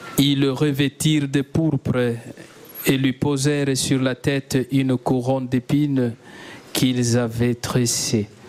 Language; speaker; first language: French; native; French